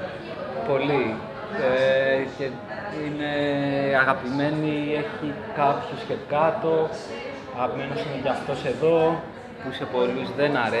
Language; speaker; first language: Greek; early bilingual, other home language; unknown